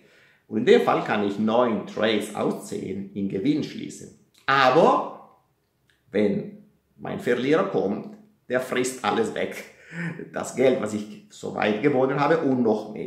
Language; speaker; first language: German; non-native, fluent; Italian